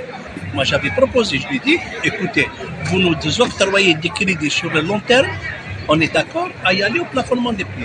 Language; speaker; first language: French; non-native, local second language; Arabic